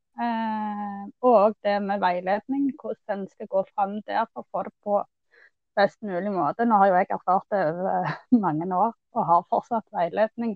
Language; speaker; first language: Norwegian; native; Norwegian